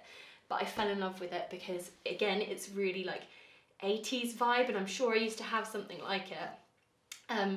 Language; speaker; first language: English; native; English